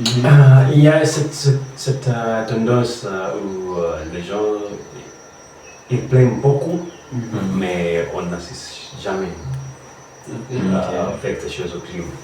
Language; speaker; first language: French; non-native, learner; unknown